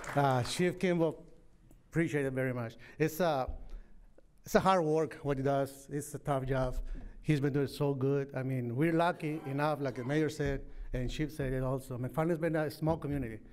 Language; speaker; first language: English; native; English